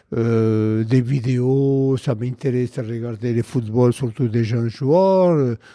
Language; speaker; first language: French; non-native, fluent; Spanish